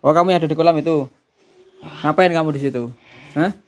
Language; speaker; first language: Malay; non-native, local second language; Javanese